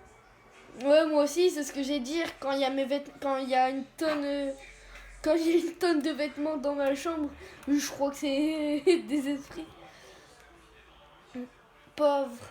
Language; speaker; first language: French; native; French